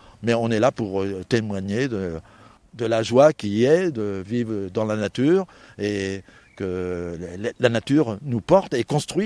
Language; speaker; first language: French; native; French